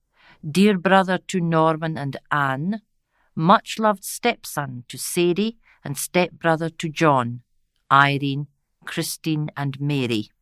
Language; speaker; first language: English; native; English